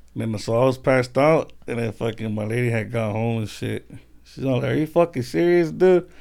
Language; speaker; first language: English; native; English